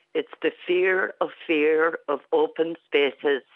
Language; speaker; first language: English; native; English